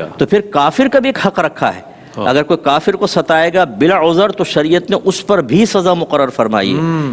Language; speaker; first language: Urdu; native; Urdu